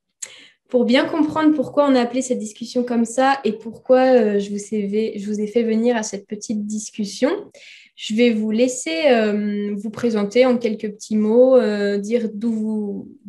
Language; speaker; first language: French; native; French